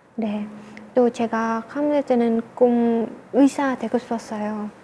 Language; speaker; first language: Korean; non-native, learner; Khmer